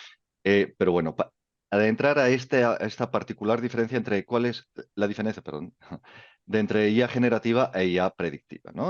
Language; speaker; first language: Spanish; native; Spanish